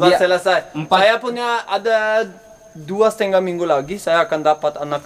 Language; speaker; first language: Indonesian; non-native, learner; Norwegian